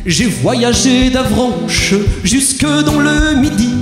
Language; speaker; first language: French; native; French